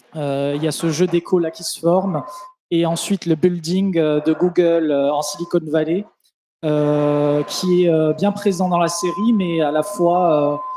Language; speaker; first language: French; native; French